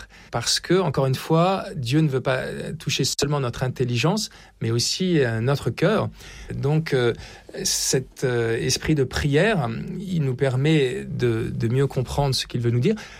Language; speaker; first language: French; native; French